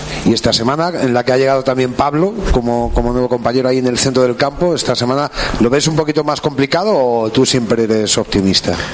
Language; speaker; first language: Spanish; native; Spanish